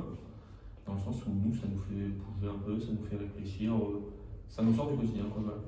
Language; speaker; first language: French; native; French